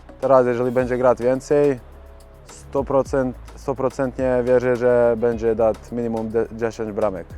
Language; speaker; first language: Polish; non-native, learner; Bosnian